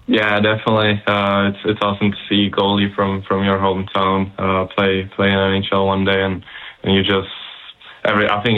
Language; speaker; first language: English; non-native, fluent; Czech